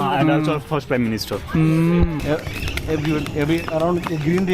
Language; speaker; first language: English; non-native, local second language; Hindi